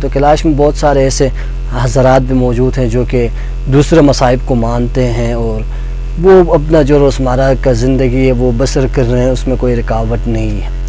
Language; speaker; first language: Urdu; non-native, local second language; Khowar